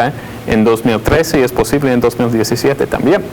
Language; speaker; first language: Spanish; non-native, fluent; English